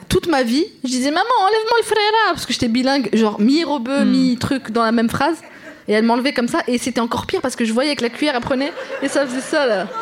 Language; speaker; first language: French; early bilingual, other home language; Arabic